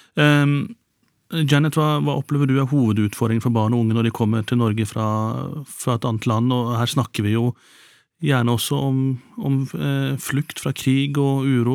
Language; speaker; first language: Norwegian; native; Norwegian